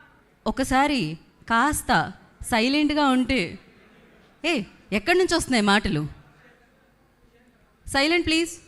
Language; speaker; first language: Telugu; native; Telugu